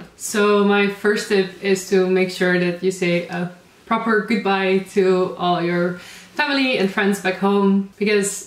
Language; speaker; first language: English; non-native, fluent; Dutch